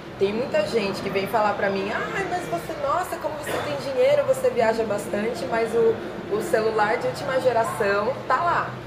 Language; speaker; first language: Portuguese; native; Portuguese